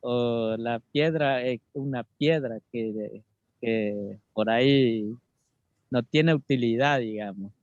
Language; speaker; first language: Spanish; non-native, local second language; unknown